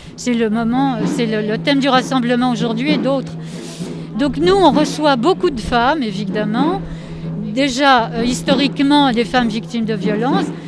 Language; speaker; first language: French; native; French